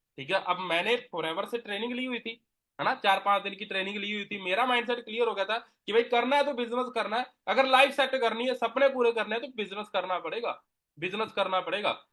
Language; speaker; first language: Hindi; non-native, local second language; Punjabi